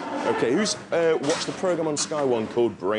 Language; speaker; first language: English; native; English